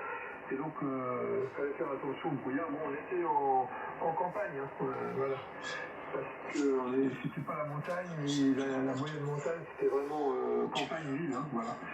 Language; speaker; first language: French; native; French